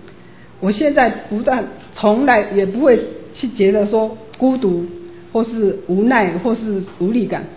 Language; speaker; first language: Chinese; native; Chinese